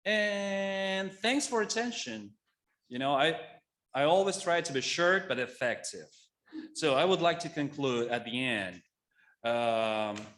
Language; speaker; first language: English; non-native, fluent; Russian